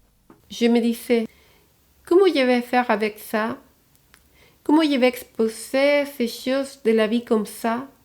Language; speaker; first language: French; non-native, fluent; Spanish